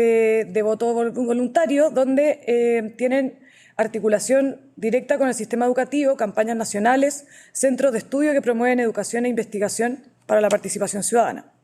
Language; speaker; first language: Spanish; native; Spanish